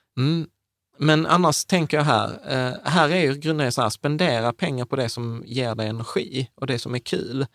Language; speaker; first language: Swedish; early bilingual, other home language; Czech